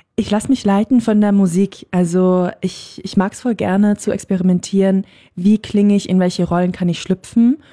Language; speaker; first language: German; native; German